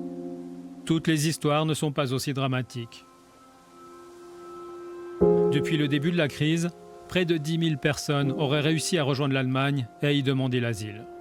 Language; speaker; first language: French; native; French